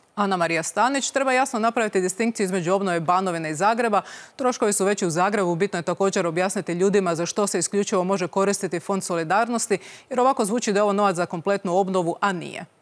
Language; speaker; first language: Croatian; native; Croatian